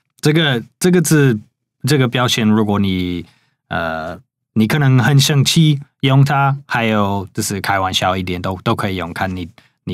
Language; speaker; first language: Chinese; non-native, fluent; English